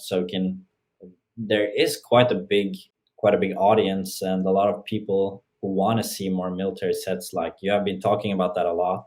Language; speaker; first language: English; non-native, fluent; Norwegian